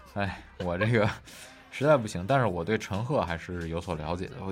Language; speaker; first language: Chinese; native; Chinese